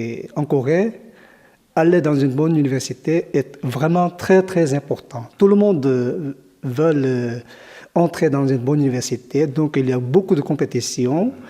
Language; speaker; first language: French; non-native, fluent; Korean